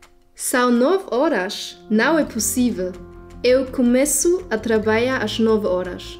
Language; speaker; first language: Portuguese; non-native, learner; German